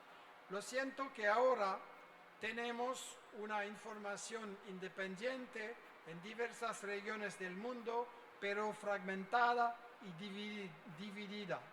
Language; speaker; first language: Spanish; non-native, fluent; French